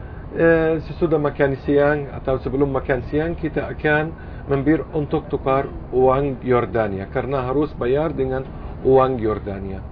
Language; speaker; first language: Indonesian; non-native, fluent; Arabic